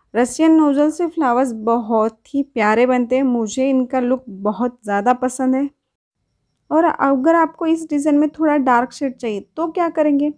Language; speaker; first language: Hindi; non-native, local second language; Marathi